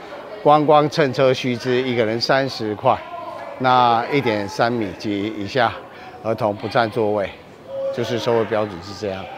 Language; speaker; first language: Chinese; native; Chinese